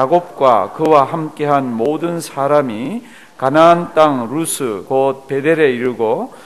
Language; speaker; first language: Korean; native; Korean